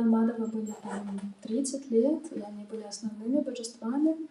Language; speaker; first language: Russian; native; Russian